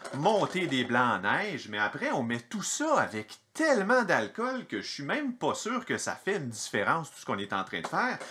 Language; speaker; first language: French; native; French